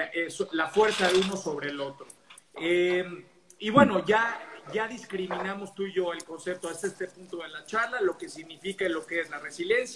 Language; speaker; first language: Spanish; native; Spanish